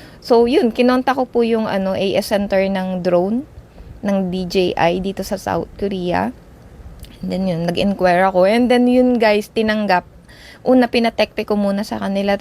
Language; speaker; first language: Filipino; native; Filipino